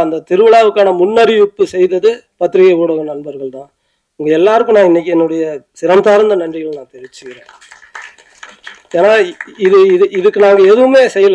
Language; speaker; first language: Tamil; native; Tamil